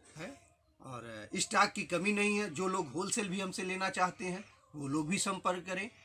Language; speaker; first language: Hindi; native; Hindi